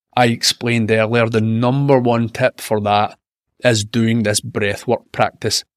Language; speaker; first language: English; native; English